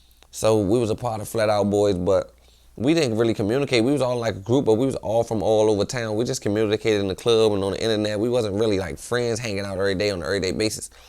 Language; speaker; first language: English; native; English